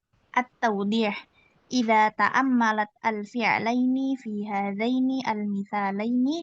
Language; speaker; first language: Arabic; non-native, learner; Indonesian